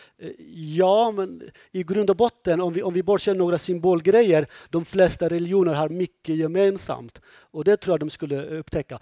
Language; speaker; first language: Swedish; non-native, fluent; Kurdish